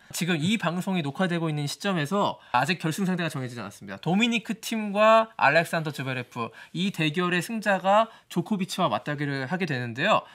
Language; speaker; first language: Korean; native; Korean